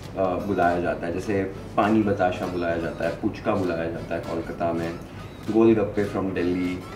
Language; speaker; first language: Hindi; non-native, local second language; Punjabi